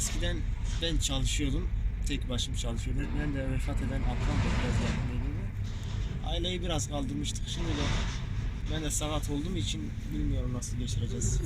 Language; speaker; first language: Turkish; non-native, local second language; Arabic